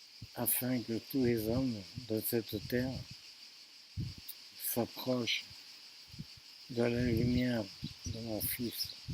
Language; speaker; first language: French; native; French